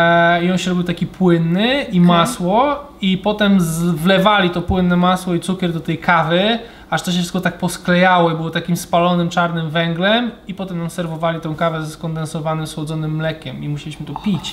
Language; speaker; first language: Polish; native; Polish